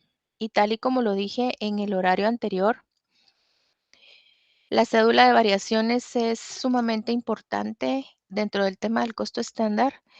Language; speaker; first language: Spanish; native; Spanish